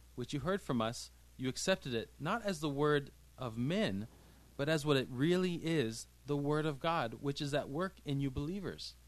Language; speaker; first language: English; native; English